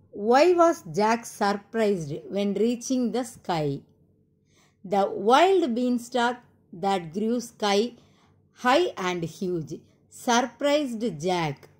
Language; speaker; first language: English; non-native, local second language; Tamil